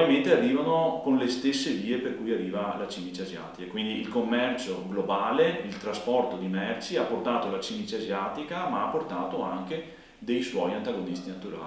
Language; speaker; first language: Italian; native; Italian